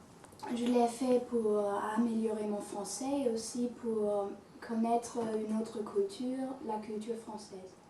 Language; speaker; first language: French; non-native, fluent; German